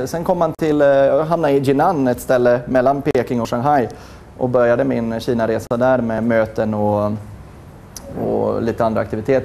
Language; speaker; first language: Swedish; native; Swedish